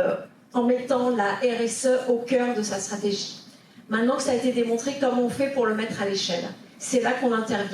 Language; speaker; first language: French; native; French